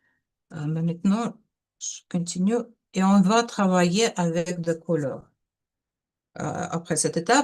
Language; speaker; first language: French; non-native, learner; Russian